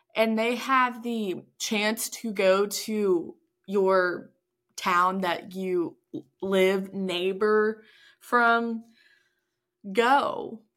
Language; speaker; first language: English; native; English